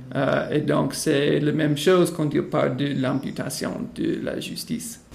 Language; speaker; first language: French; non-native, fluent; English